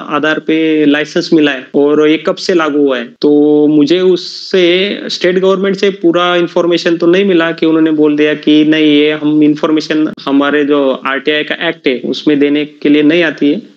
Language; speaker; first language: Hindi; non-native, local second language; Marathi